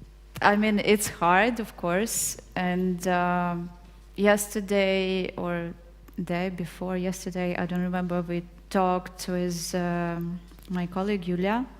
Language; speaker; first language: English; non-native, fluent; Ukrainian